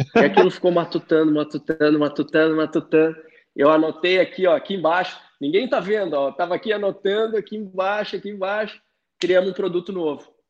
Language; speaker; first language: Portuguese; native; Portuguese